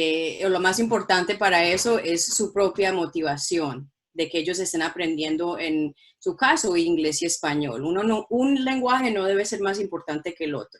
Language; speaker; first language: Spanish; non-native, local second language; English